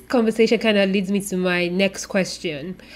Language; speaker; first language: English; non-native, local second language; Yoruba